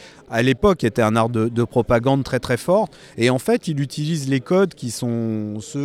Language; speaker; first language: French; native; French